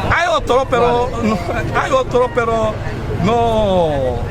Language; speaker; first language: Spanish; non-native, fluent; Haitian Creole